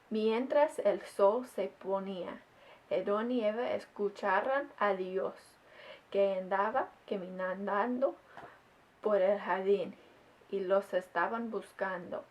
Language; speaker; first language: Spanish; non-native, learner; English